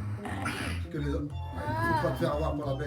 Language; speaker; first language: French; native; French